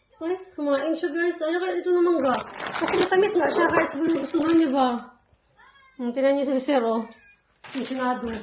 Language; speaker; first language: Filipino; non-native, local second language; Hiligaynon